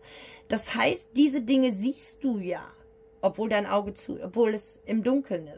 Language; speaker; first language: German; native; German